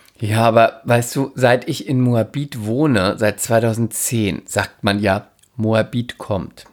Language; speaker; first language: German; non-native, fluent; Spanish